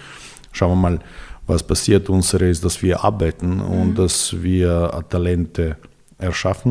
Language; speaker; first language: German; non-native, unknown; Serbian